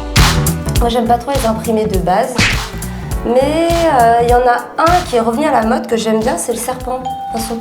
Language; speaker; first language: French; native; French